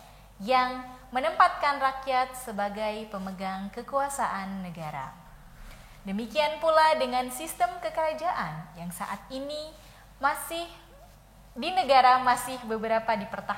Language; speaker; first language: Indonesian; native; Indonesian